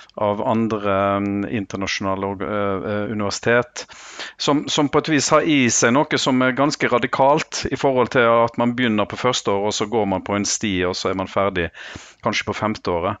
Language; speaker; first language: Norwegian; native; Norwegian